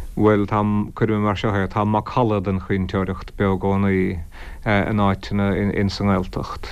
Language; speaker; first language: Irish; non-native, local second language; English